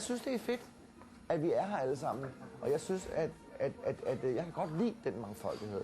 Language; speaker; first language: Danish; native; Danish